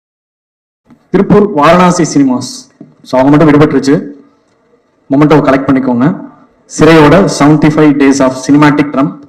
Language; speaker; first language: Tamil; native; Tamil